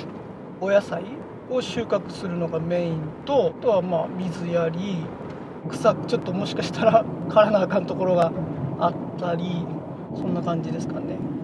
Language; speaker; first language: Japanese; native; Japanese